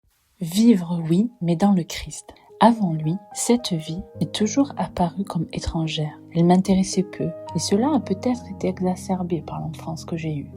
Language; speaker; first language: French; native; French